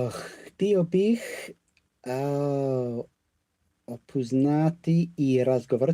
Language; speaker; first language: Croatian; non-native, learner; English